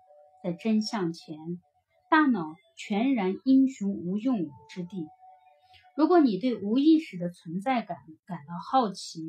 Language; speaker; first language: Chinese; native; Chinese